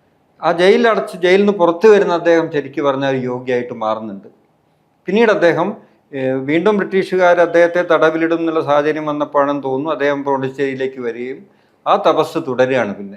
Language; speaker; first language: Malayalam; native; Malayalam